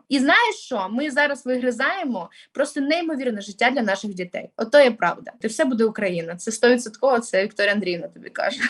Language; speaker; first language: Ukrainian; non-native, local second language; Russian